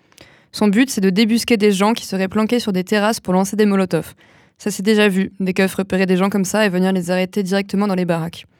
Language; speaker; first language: French; native; French